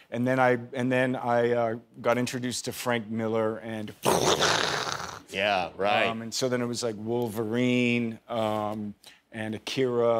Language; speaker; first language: English; native; English